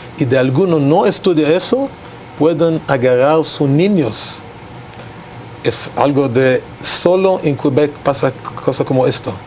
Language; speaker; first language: Spanish; non-native, learner; Hebrew